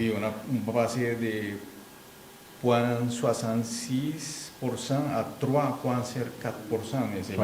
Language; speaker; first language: French; non-native, fluent; Spanish